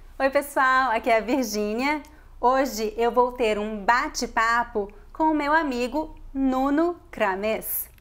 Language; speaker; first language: Portuguese; native; Portuguese